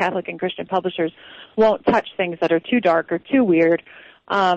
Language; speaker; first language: English; native; English